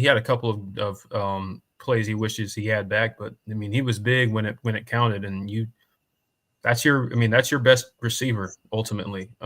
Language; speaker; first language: English; native; English